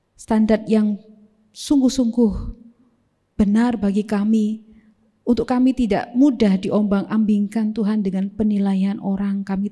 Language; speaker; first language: Indonesian; native; Indonesian